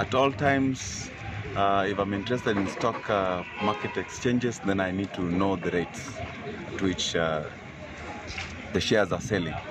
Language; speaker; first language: English; non-native, learner; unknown